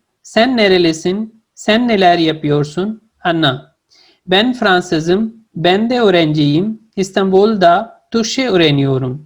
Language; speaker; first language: Turkish; non-native, fluent; Urdu